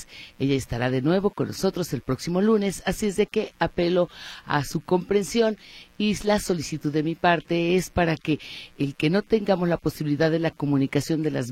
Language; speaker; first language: Spanish; native; Spanish